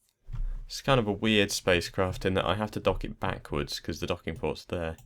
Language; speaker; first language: English; native; English